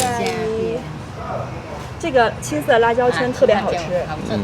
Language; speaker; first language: Chinese; native; Chinese